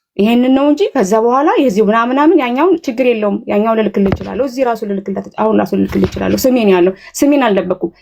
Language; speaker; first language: Amharic; native; Amharic